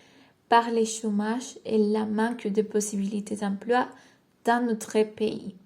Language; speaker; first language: French; non-native, learner; Spanish